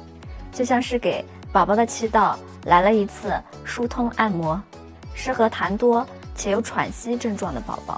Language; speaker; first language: Chinese; native; Chinese